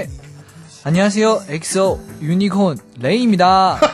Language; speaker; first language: Korean; non-native, learner; Chinese